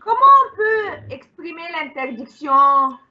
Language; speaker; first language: French; non-native, fluent; Arabic